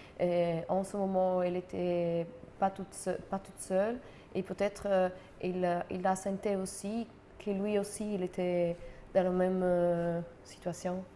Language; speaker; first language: French; non-native, fluent; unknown